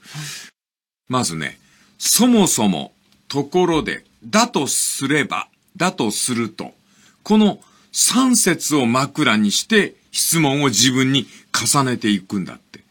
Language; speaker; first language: Japanese; native; Japanese